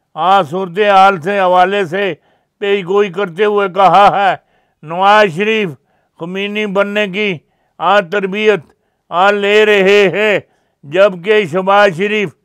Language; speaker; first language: Urdu; non-native, local second language; Punjabi